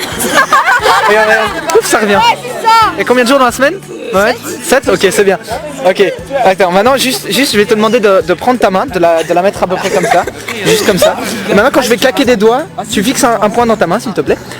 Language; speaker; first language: French; native; French